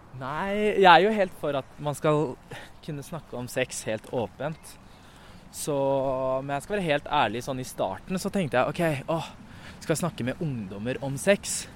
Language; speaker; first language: Norwegian; native; Norwegian